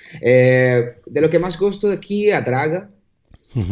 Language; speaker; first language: Portuguese; non-native, learner; Spanish